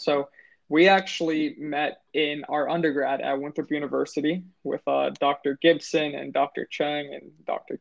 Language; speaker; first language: English; native; English